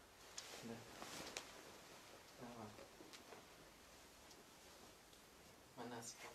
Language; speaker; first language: Russian; non-native, learner; Thai